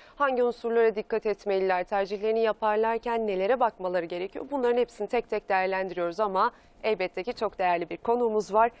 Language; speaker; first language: Turkish; native; Turkish